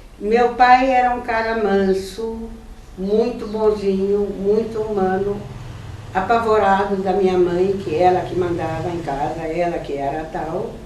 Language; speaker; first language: Portuguese; non-native, fluent; German